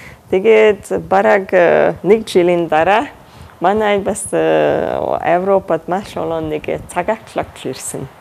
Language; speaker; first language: Mongolian; non-native, fluent; Hungarian